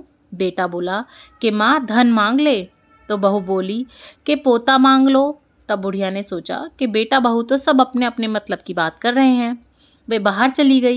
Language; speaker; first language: Hindi; native; Hindi